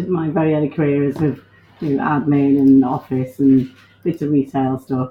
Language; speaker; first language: English; native; English